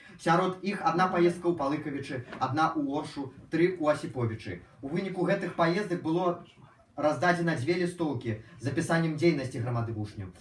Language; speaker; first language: Belarusian; non-native, local second language; Russian